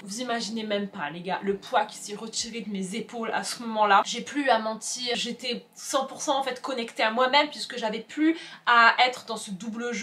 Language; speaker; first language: French; native; French